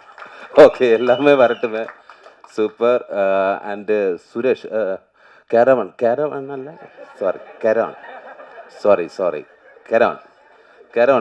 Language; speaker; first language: Tamil; non-native, learner; Malayalam